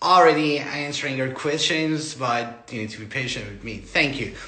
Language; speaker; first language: English; non-native, fluent; Persian